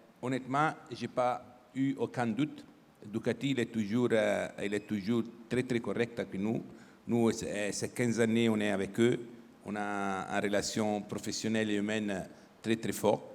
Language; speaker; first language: French; non-native, fluent; Italian